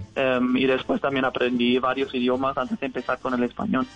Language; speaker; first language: Spanish; non-native, fluent; German